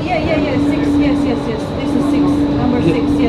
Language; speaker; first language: English; non-native, learner; Croatian